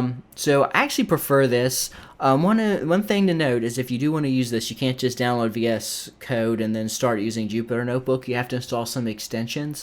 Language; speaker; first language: English; native; English